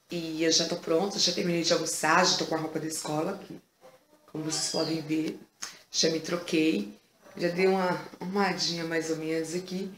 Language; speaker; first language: Portuguese; native; Portuguese